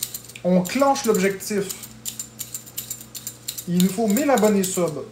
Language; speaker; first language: French; native; French